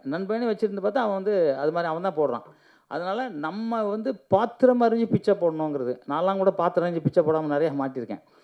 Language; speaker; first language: Tamil; native; Tamil